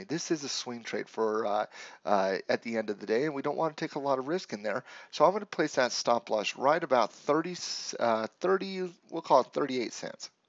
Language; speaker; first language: English; native; English